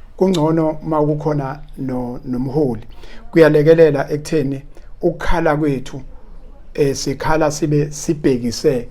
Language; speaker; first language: Zulu; native; Zulu